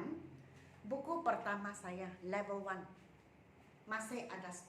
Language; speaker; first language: Indonesian; non-native, local second language; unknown